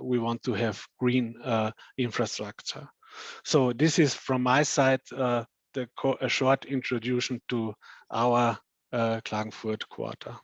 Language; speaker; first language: English; non-native, fluent; German